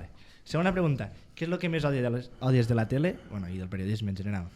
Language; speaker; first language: Catalan; native; Catalan